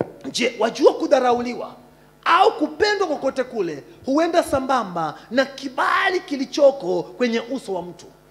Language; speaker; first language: Swahili; non-native, fluent; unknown